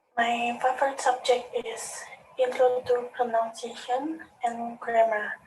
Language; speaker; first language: English; non-native, learner; Indonesian